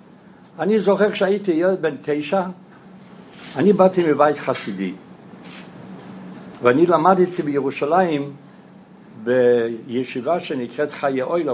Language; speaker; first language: Hebrew; non-native, fluent; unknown